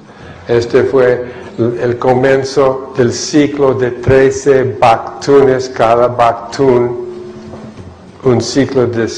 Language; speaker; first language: Spanish; non-native, fluent; English